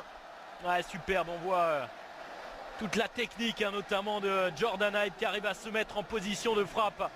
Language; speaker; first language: French; native; French